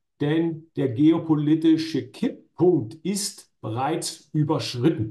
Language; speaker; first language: German; native; German